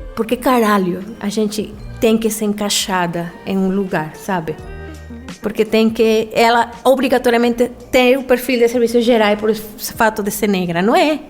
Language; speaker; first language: Portuguese; non-native, fluent; Spanish